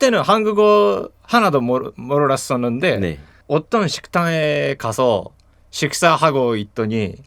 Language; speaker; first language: Korean; non-native, fluent; Japanese